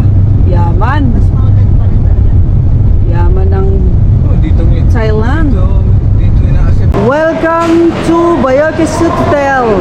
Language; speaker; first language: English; non-native, local second language; Filipino